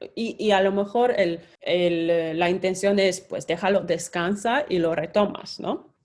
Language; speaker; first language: Spanish; non-native, fluent; Polish